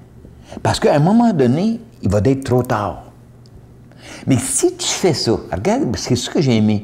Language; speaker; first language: French; native; French